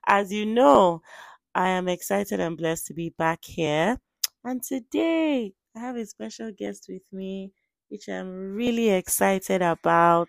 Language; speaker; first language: English; non-native, local second language; Yoruba